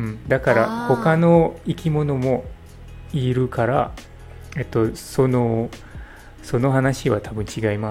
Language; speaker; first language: Japanese; non-native, learner; English